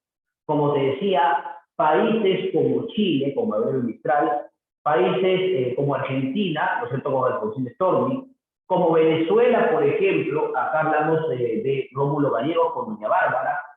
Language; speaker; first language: Spanish; native; Spanish